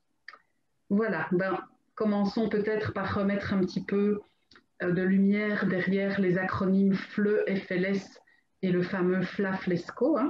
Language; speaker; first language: French; native; French